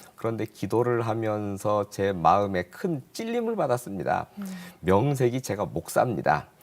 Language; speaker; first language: Korean; native; Korean